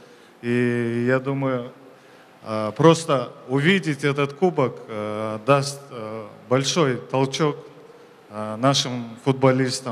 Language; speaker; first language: Russian; non-native, local second language; Kyrgyz